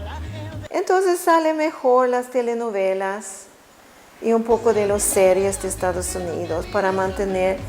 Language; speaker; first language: Spanish; non-native, fluent; Swedish